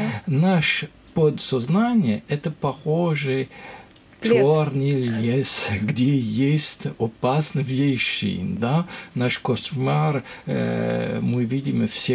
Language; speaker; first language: Russian; non-native, learner; French